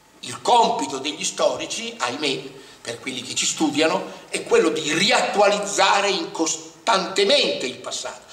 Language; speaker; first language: Italian; native; Italian